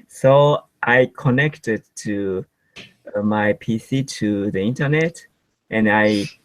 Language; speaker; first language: English; non-native, learner; Japanese